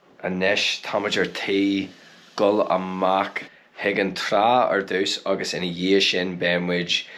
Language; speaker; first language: Irish; non-native, local second language; English